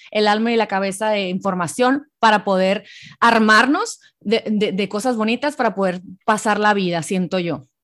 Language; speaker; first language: Spanish; native; Spanish